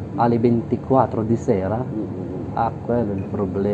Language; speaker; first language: Italian; non-native, learner; Filipino